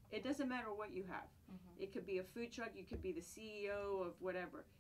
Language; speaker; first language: English; non-native, fluent; Greek